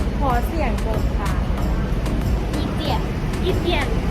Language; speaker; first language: Chinese; non-native, learner; Thai